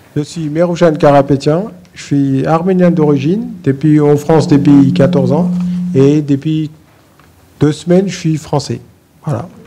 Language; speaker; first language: French; non-native, fluent; Armenian